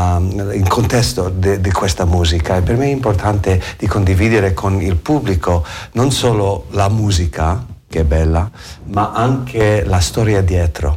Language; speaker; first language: Italian; non-native, learner; English